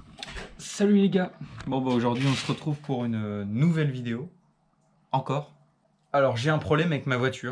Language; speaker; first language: French; native; French